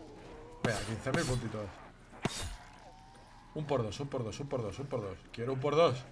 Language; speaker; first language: Spanish; native; Spanish